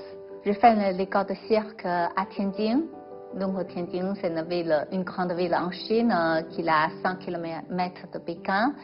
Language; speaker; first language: French; non-native, fluent; Chinese